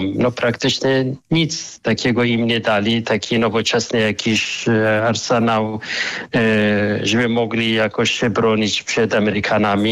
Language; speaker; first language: Polish; non-native, fluent; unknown